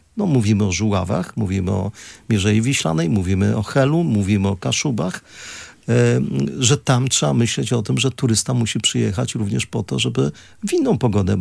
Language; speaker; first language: Polish; native; Polish